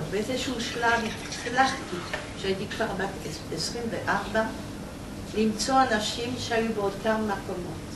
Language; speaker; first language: Hebrew; non-native, fluent; Polish